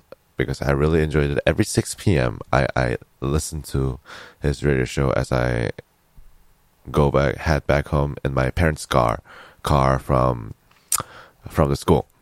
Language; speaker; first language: English; non-native, fluent; Korean